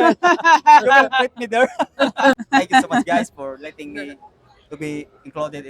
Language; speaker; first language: English; non-native, local second language; Cebuano